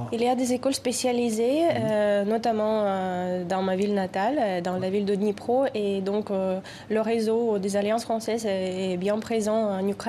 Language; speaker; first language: French; non-native, fluent; Ukrainian